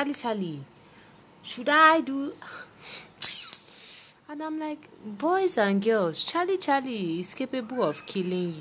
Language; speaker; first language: English; non-native, local second language; Yoruba